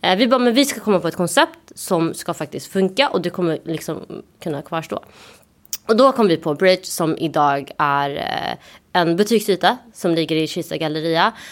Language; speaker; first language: Swedish; early bilingual, other home language; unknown